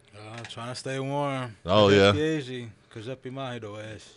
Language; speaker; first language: English; native; English